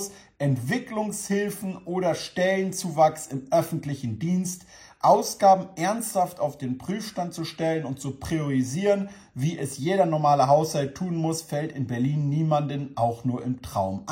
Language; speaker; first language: German; native; German